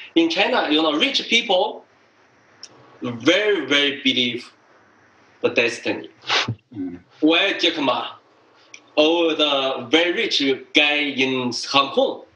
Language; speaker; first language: English; non-native, learner; Chinese